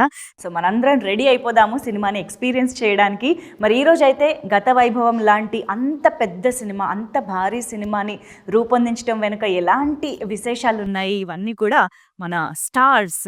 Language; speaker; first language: Telugu; native; Telugu